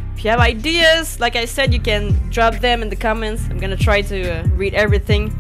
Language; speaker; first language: English; non-native, fluent; French